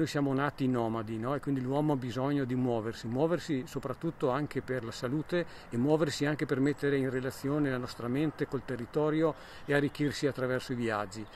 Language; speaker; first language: Italian; native; Italian